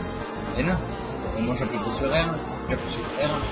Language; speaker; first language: French; native; French